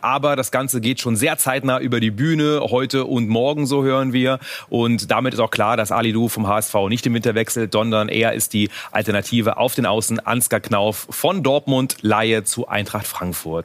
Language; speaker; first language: German; native; German